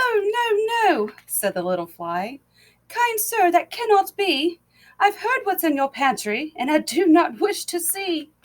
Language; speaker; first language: English; native; English